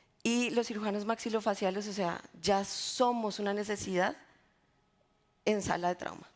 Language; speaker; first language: Spanish; native; Spanish